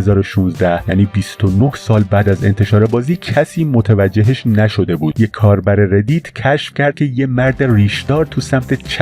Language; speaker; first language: Persian; native; Persian